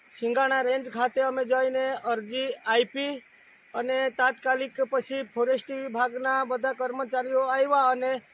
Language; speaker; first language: Gujarati; non-native, local second language; Bhili